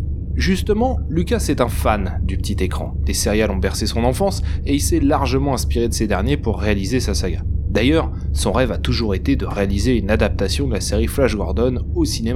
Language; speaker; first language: French; native; French